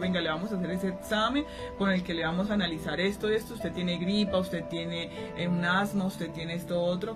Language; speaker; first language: Spanish; native; Spanish